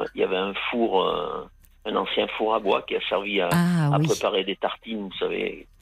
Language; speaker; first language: French; native; French